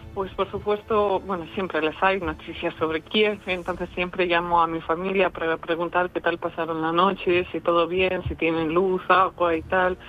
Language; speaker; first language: Spanish; non-native, fluent; Ukrainian